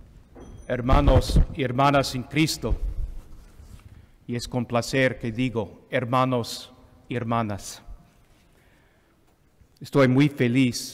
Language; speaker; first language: Spanish; non-native, fluent; English